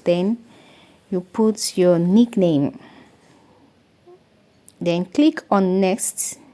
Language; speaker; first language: English; non-native, local second language; Igbo